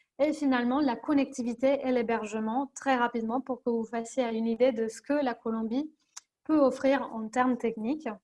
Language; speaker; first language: French; non-native, fluent; Spanish